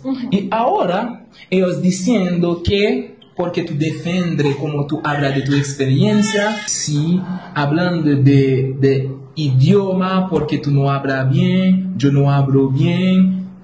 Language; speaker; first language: Spanish; non-native, learner; Haitian Creole